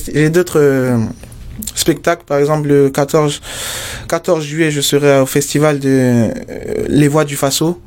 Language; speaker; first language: French; non-native, local second language; Mossi